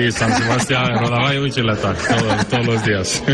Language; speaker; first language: Spanish; non-native, learner; Norwegian